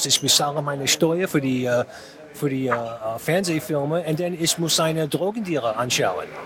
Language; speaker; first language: German; non-native, fluent; English